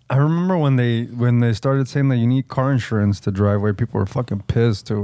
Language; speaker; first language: English; early bilingual, other home language; Spanish